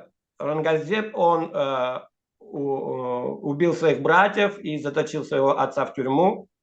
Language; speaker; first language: Russian; native; Russian